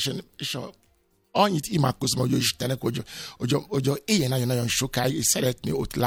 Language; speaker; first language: Hungarian; non-native, learner; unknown